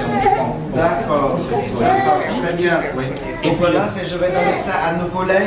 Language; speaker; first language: French; non-native, fluent; Vietnamese